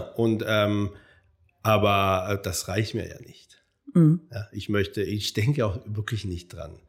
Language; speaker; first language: German; non-native, fluent; Spanish